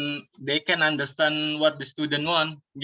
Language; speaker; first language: English; non-native, learner; Indonesian